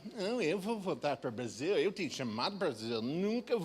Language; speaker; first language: Portuguese; non-native, fluent; English